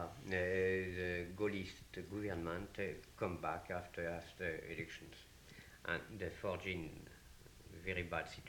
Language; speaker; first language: English; non-native, learner; French